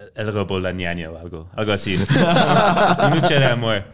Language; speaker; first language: Spanish; non-native, fluent; French